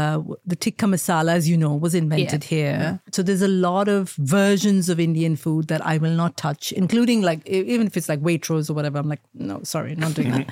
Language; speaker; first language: English; non-native, local second language; Malayalam